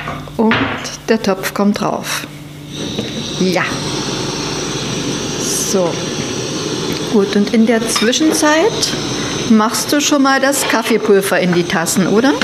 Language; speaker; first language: German; native; German